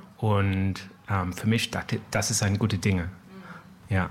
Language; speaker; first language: German; non-native, learner; French